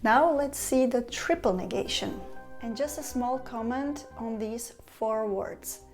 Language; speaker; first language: English; non-native, fluent; Czech